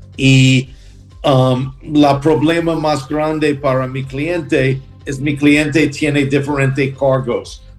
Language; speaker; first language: Spanish; non-native, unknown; English